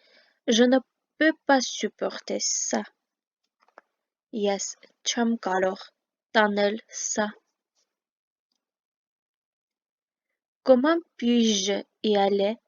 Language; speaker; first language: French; non-native, fluent; Armenian